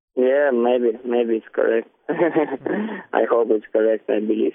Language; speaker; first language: English; non-native, learner; Ukrainian